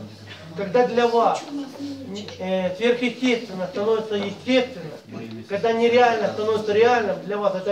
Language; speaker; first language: Russian; native; Russian